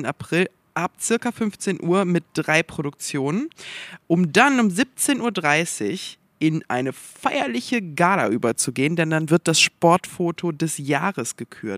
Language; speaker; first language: German; native; German